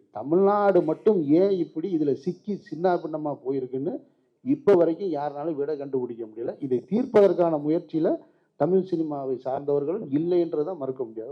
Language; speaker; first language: Tamil; native; Tamil